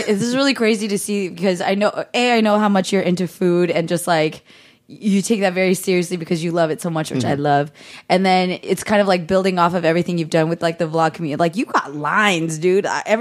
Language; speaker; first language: English; native; English